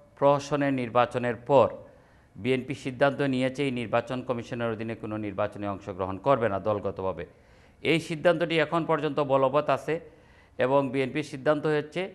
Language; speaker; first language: Bangla; native; Bangla